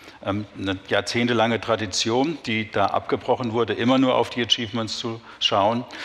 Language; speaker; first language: German; native; German